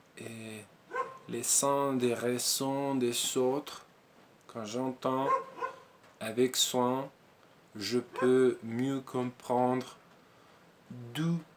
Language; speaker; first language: French; non-native, learner; Spanish